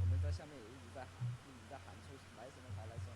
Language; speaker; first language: Chinese; native; Chinese